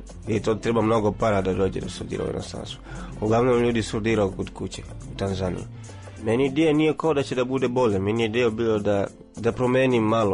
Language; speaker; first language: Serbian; non-native, fluent; Swahili